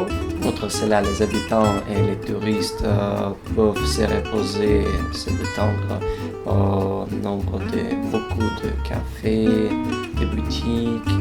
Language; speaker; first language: French; non-native, learner; Ukrainian